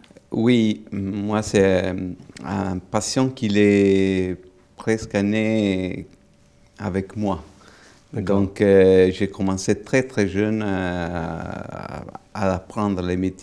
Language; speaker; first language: French; non-native, fluent; Italian